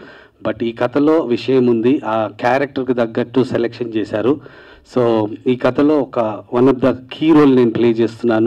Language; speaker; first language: Telugu; native; Telugu